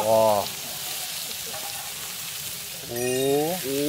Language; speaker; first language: Korean; non-native, fluent; Italian